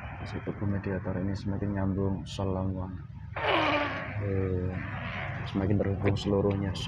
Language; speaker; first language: Indonesian; native; Indonesian